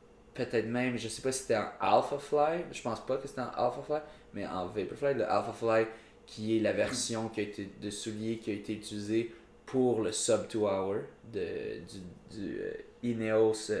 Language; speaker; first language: French; native; French